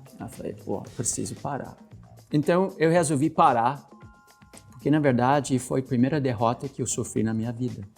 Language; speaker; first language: Portuguese; non-native, fluent; English